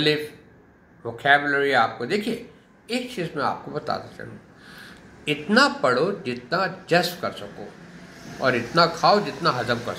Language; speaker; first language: Hindi; native; Hindi